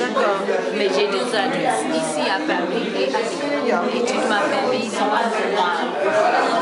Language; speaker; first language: French; non-native, fluent; English